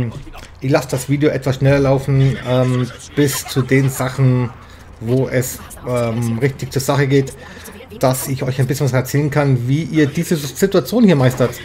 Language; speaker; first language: German; native; German